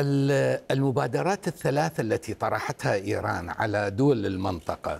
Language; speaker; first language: Arabic; non-native, fluent; Persian